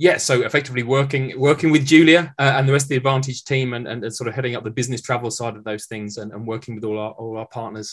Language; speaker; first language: English; native; English